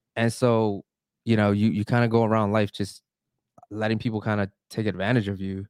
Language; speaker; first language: English; early bilingual, other home language; Spanish